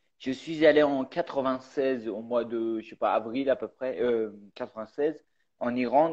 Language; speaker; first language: French; early bilingual, other home language; Persian